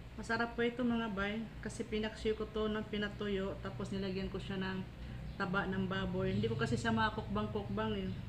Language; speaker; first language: Filipino; non-native, local second language; Cebuano